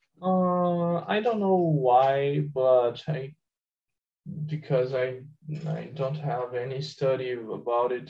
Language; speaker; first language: English; non-native, learner; Portuguese